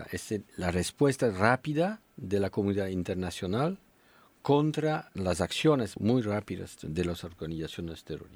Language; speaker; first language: Spanish; non-native, fluent; French